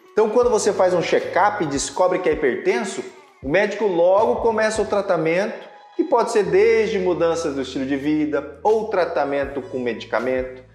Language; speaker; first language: Portuguese; native; Portuguese